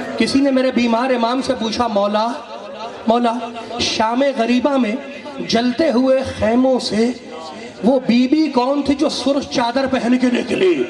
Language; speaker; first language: Urdu; native; Urdu